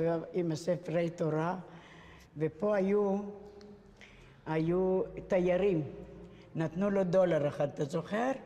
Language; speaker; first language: Hebrew; non-native, fluent; Spanish